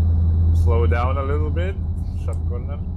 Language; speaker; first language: English; non-native, learner; Lithuanian